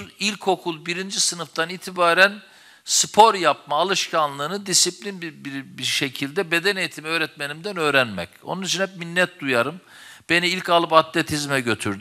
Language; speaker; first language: Turkish; native; Turkish